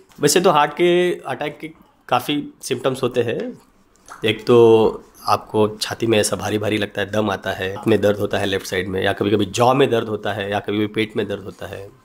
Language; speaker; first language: Hindi; non-native, local second language; Marathi